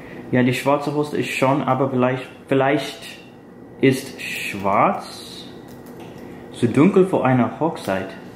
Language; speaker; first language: German; non-native, learner; English